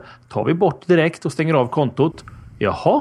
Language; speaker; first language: Swedish; native; Swedish